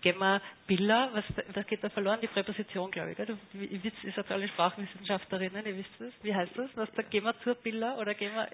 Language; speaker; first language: German; native; German